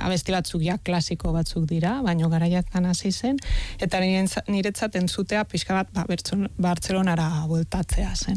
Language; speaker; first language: Basque; non-native, fluent; Catalan